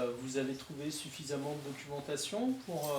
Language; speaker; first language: French; native; French